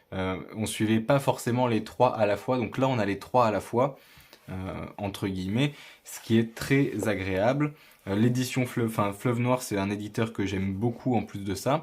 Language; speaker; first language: French; native; French